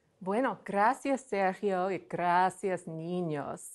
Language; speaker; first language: Spanish; non-native, fluent; English